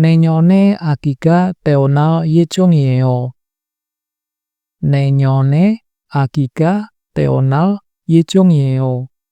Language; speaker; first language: Korean; non-native, fluent; Indonesian